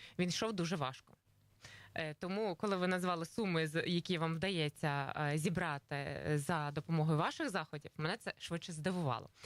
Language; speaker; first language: Ukrainian; native; Ukrainian